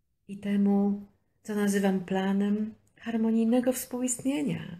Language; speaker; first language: Polish; native; Polish